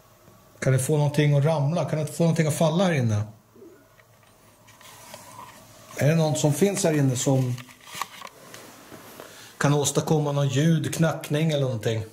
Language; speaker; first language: Swedish; native; Swedish